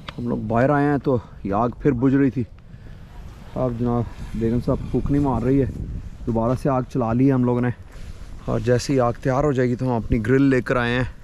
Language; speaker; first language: Urdu; non-native, local second language; Punjabi